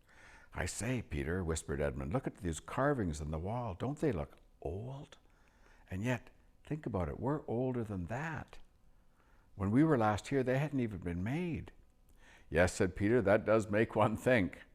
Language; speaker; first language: English; native; English